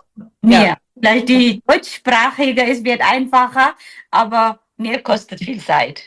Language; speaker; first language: German; non-native, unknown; Tigrinya